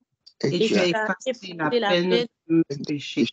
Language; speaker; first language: French; native; French